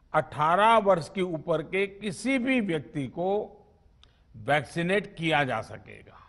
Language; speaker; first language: Hindi; non-native, local second language; Gujarati